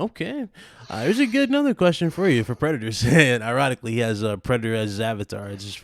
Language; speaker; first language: English; native; English